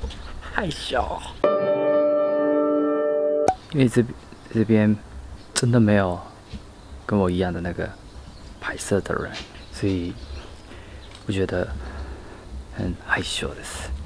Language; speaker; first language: Chinese; non-native, learner; Japanese